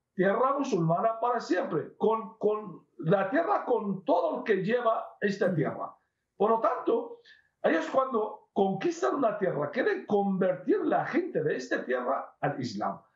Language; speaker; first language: Spanish; non-native, fluent; Arabic